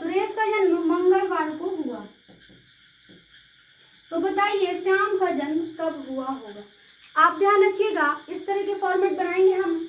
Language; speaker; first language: Hindi; native; Hindi